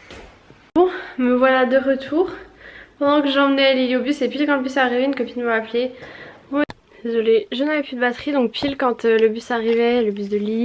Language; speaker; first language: French; native; French